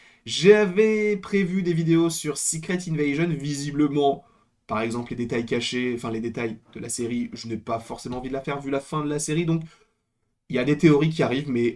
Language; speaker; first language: French; native; French